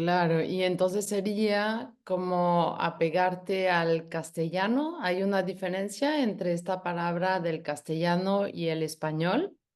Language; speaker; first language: Spanish; non-native, fluent; French